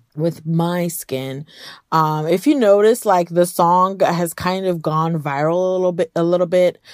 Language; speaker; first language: English; early bilingual, other home language; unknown